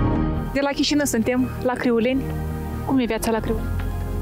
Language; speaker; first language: Romanian; native; Romanian